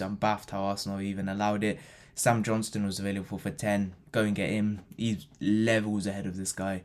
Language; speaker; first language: English; native; English